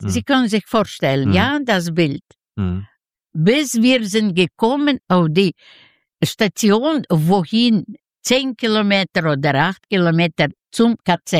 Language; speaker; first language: German; non-native, learner; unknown